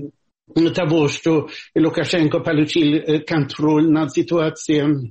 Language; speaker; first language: Russian; non-native, fluent; Swedish